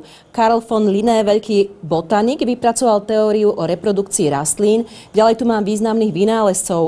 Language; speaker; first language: Slovak; native; Slovak